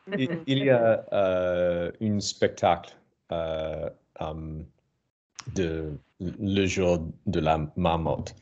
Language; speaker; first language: French; non-native, learner; English